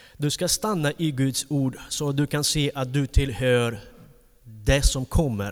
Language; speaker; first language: Swedish; non-native, fluent; Ukrainian